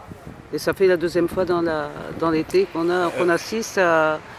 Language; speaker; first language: French; native; French